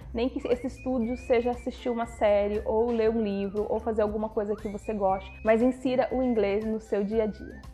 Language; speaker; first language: Portuguese; native; Portuguese